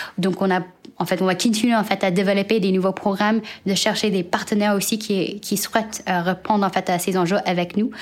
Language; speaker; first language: French; non-native, fluent; Chinese